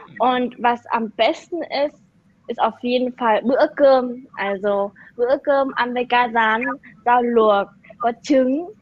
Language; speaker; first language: German; native; German